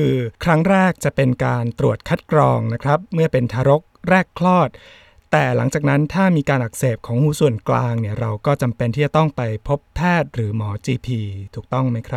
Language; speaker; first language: Thai; native; Thai